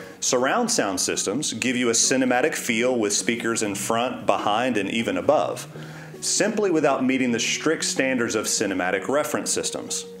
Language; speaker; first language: English; native; English